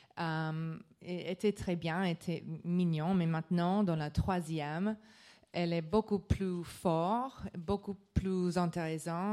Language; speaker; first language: French; non-native, learner; English